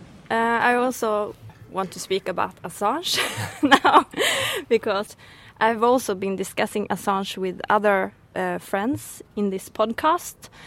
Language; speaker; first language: English; non-native, fluent; Swedish